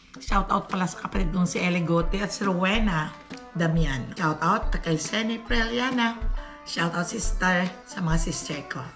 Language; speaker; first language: Filipino; non-native, local second language; Cebuano